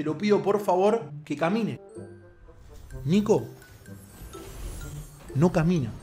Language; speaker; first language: Spanish; native; Spanish